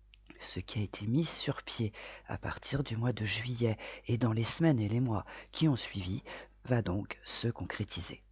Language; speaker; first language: French; native; French